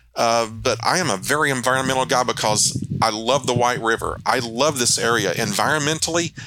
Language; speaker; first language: English; native; English